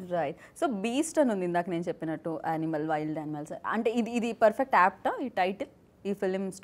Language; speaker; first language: Telugu; native; Telugu